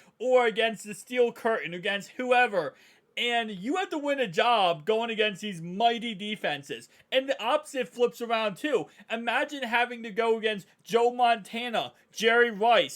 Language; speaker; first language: English; native; English